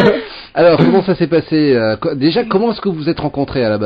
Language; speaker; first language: French; non-native, local second language; Arabic